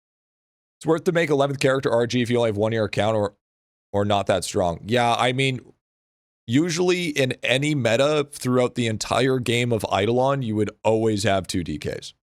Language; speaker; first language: English; native; English